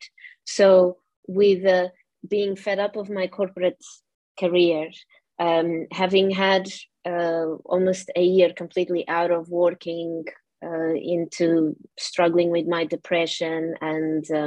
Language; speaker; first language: English; non-native, fluent; Portuguese